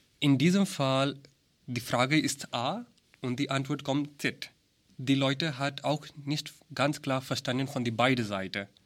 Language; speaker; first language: German; non-native, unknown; Hindi